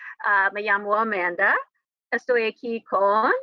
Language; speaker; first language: Spanish; non-native, fluent; English